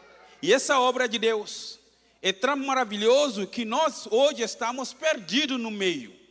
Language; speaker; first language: Portuguese; non-native, fluent; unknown